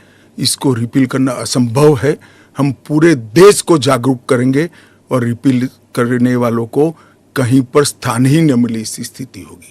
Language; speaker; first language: Hindi; non-native, local second language; Gujarati